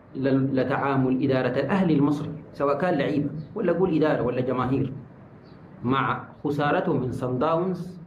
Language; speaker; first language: Arabic; native; Arabic